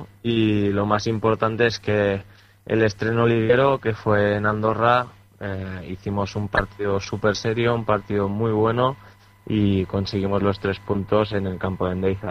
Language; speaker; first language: Spanish; native; Spanish